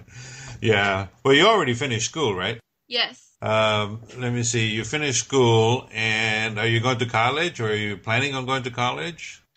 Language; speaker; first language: English; native; English